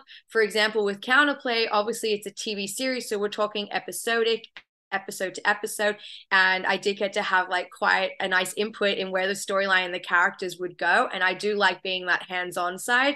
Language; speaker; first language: English; native; English